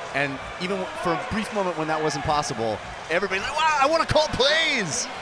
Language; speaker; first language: English; native; English